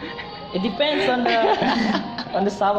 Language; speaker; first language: English; non-native, fluent; Indonesian